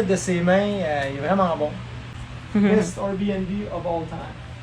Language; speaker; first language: French; native; French